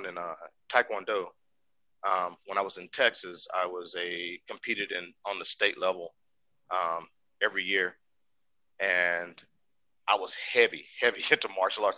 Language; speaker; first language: English; native; English